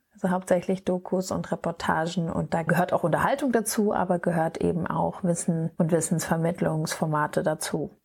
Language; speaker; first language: German; native; German